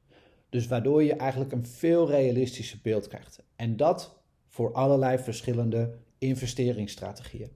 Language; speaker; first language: Dutch; native; Dutch